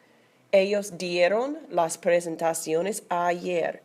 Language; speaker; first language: Spanish; non-native, fluent; English